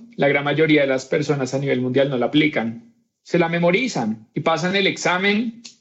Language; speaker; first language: Spanish; native; Spanish